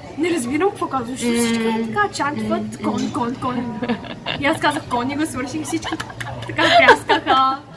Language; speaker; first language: Bulgarian; early bilingual, other home language; Korean